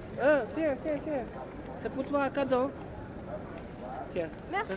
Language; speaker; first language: French; non-native, learner; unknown